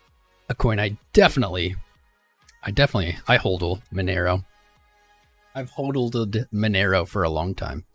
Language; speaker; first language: English; native; English